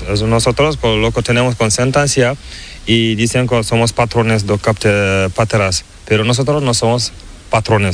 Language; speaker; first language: Spanish; non-native, learner; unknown